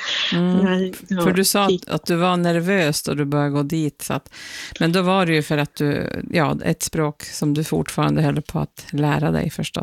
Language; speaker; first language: Swedish; native; Swedish